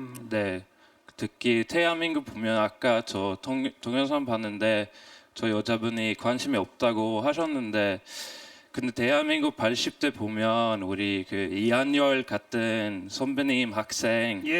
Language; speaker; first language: Korean; non-native, fluent; Swedish